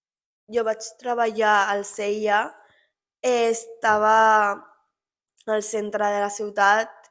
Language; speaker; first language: Catalan; non-native, local second language; Spanish